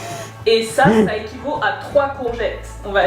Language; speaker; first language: French; native; French